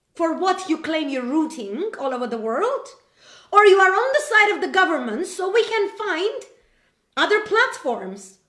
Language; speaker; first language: English; non-native, fluent; Armenian